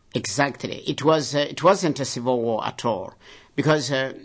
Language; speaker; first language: English; non-native, local second language; Kinyarwanda